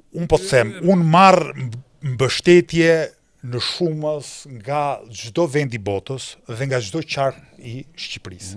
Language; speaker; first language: Albanian; native; Albanian